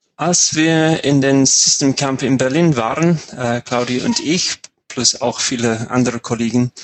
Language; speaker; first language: German; non-native, fluent; English